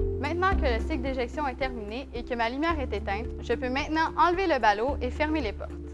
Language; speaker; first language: French; native; French